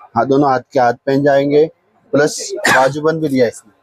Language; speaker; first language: Hindi; non-native, local second language; Marathi